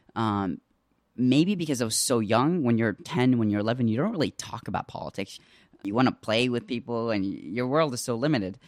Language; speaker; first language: English; early bilingual, other home language; Arabic